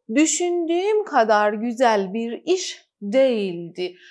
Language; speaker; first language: Turkish; non-native, fluent; Persian